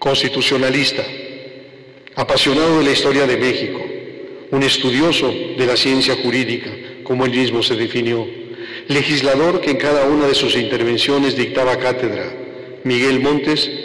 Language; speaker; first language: Spanish; native; Spanish